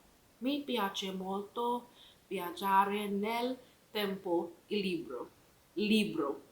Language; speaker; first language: Italian; non-native, learner; English